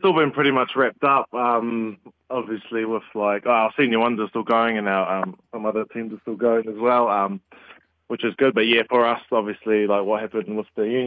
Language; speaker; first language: English; native; English